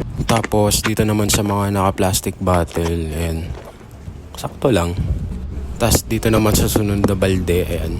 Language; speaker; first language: Filipino; native; Filipino